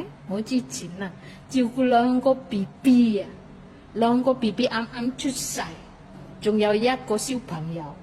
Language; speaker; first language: Cantonese; non-native, fluent; Indonesian